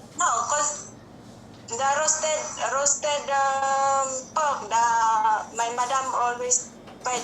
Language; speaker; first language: English; non-native, learner; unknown